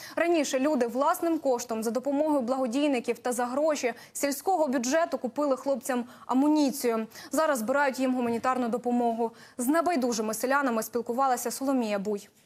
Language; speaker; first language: Ukrainian; native; Ukrainian